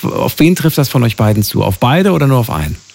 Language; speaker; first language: German; native; German